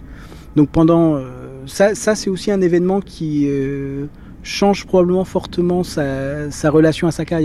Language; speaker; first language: French; native; French